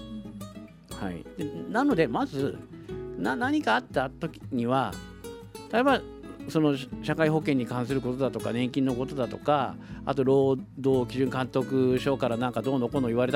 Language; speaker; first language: Japanese; native; Japanese